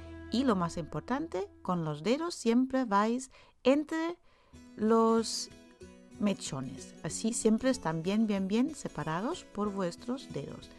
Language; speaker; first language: Spanish; non-native, fluent; German